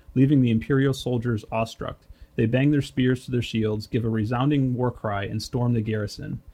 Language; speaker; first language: English; native; English